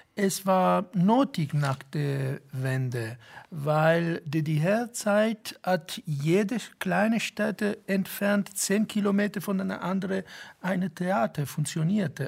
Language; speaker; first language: German; non-native, fluent; Italian